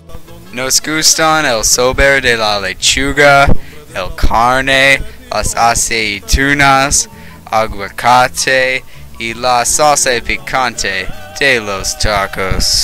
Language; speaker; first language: Spanish; non-native, learner; English